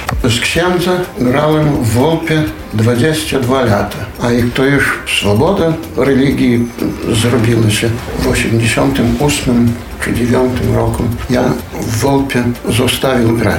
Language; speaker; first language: Polish; non-native, local second language; Belarusian